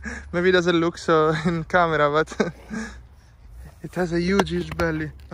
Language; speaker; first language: English; non-native, fluent; Italian